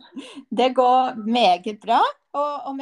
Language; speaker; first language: Norwegian; non-native, fluent; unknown